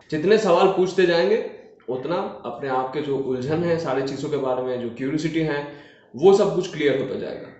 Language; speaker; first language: Hindi; non-native, local second language; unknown